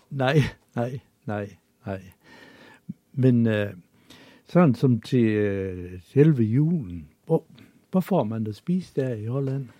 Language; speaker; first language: Danish; native; Danish